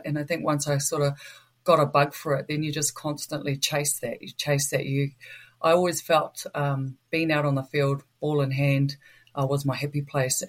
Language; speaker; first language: English; native; English